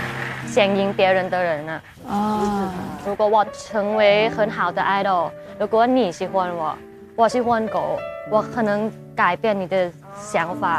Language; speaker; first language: Chinese; non-native, fluent; Thai